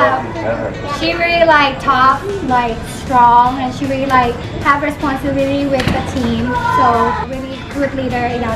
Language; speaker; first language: English; non-native, learner; Thai